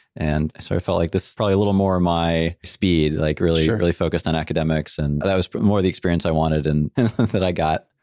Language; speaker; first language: English; native; English